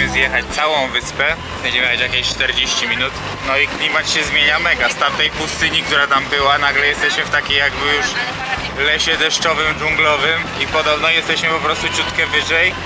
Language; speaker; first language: Polish; native; Polish